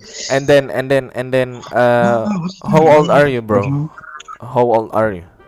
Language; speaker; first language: English; non-native, learner; Indonesian